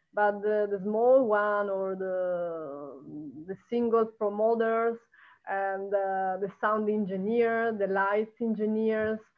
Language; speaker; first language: English; non-native, fluent; Italian